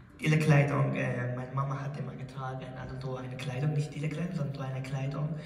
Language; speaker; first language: German; non-native, learner; Persian